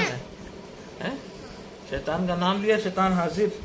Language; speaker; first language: Hindi; native; Hindi